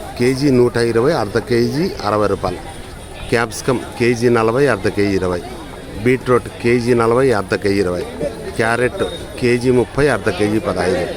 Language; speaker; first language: Telugu; native; Telugu